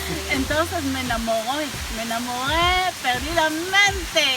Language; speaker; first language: Spanish; non-native, fluent; Hebrew